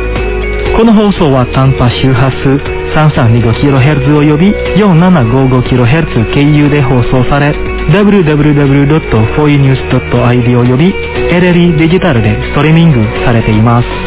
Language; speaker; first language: Japanese; non-native, fluent; Indonesian